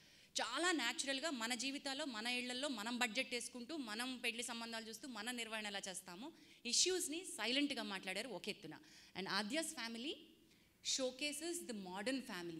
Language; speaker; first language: Telugu; native; Telugu